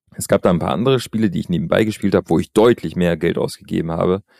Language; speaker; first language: German; early bilingual, other home language; Albanian